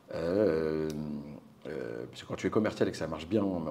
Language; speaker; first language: French; native; French